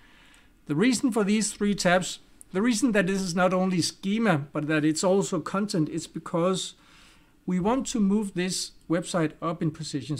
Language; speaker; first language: English; non-native, fluent; Danish